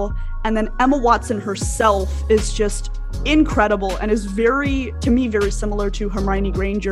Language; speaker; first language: English; native; English